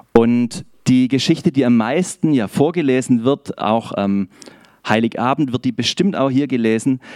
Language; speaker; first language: German; native; German